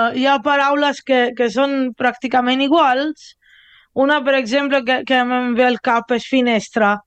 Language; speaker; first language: Catalan; non-native, learner; Italian